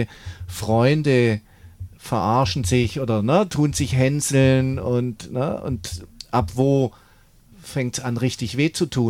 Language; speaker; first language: German; native; German